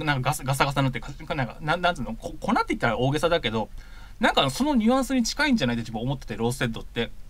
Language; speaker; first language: Japanese; native; Japanese